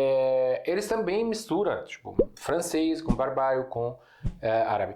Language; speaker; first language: Portuguese; non-native, fluent; Arabic